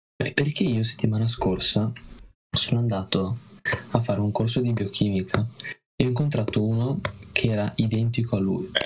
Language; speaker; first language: Italian; native; Italian